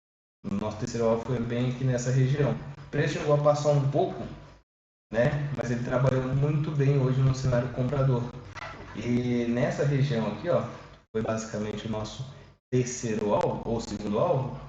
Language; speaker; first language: Portuguese; native; Portuguese